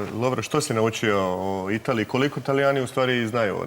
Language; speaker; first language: Croatian; native; Croatian